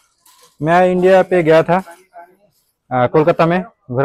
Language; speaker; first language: Hindi; non-native, learner; Bangla